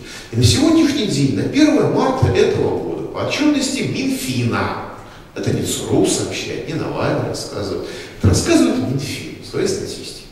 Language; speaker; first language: Russian; native; Russian